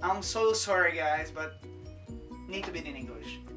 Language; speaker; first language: English; non-native, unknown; Portuguese